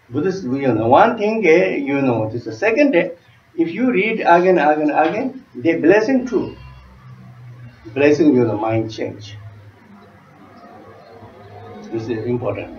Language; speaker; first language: English; non-native, learner; Tibetan